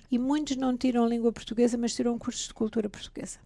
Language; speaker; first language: Portuguese; native; Portuguese